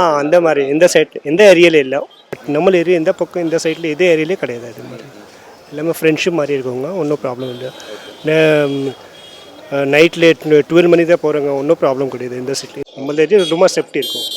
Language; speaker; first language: Tamil; non-native, local second language; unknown